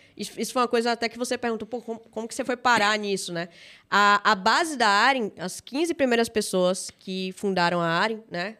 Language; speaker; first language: Portuguese; native; Portuguese